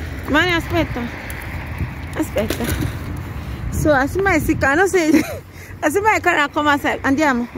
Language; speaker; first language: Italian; non-native, learner; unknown